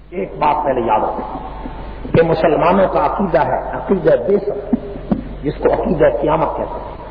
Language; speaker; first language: Urdu; non-native, local second language; Punjabi